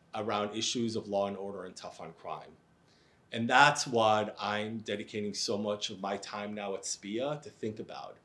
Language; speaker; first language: English; native; English